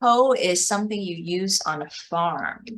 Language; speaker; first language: English; non-native, fluent; Chinese